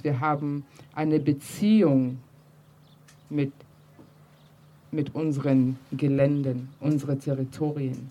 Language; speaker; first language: German; early bilingual, other home language; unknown